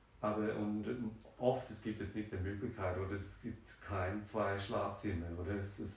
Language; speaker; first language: German; non-native, fluent; French